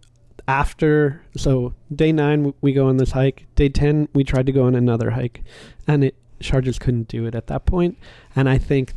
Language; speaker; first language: English; native; English